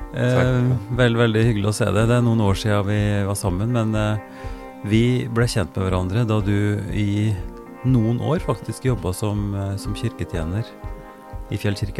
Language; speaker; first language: Norwegian; native; Norwegian